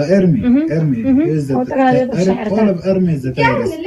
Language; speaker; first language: English; non-native, learner; Arabic